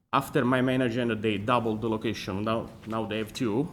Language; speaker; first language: English; non-native, fluent; Italian